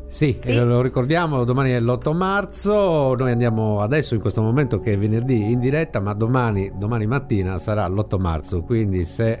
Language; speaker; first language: Italian; native; Italian